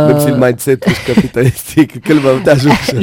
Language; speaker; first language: Arabic; native; Arabic